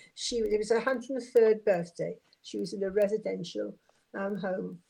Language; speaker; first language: English; native; English